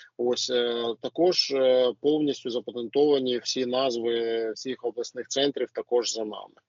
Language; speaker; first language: Ukrainian; native; Ukrainian